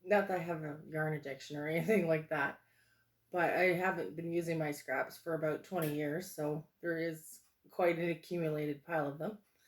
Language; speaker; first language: English; native; English